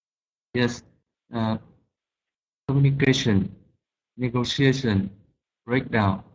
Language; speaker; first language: English; non-native, learner; Vietnamese